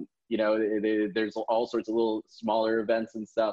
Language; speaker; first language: English; native; English